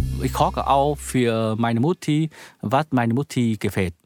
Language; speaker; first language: German; non-native, learner; Vietnamese